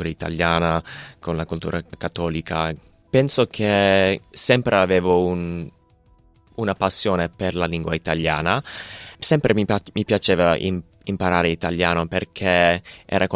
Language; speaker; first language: Italian; non-native, fluent; English